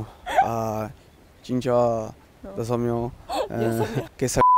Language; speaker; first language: Korean; non-native, learner; Portuguese